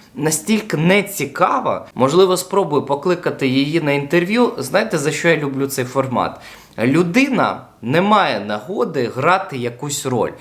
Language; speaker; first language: Ukrainian; native; Ukrainian